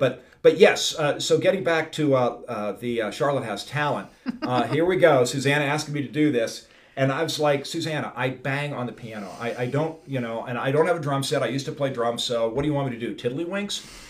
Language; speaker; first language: English; native; English